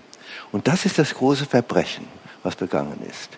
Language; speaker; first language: German; non-native, fluent; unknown